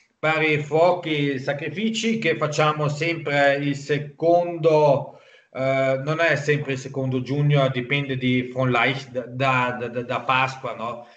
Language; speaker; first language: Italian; non-native, local second language; German